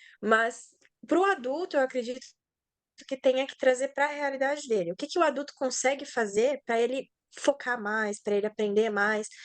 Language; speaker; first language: Portuguese; native; Portuguese